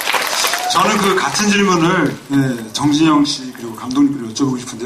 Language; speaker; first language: Korean; native; Korean